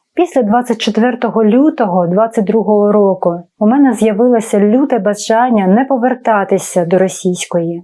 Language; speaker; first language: Ukrainian; non-native, fluent; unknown